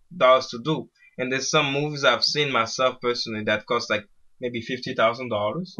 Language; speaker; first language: English; early bilingual, other home language; Haitian Creole